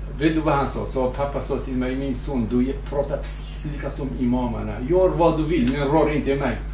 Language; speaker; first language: Swedish; non-native, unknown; Kurdish